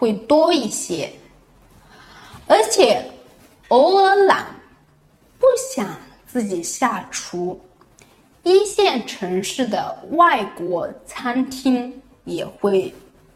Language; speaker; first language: Chinese; native; Chinese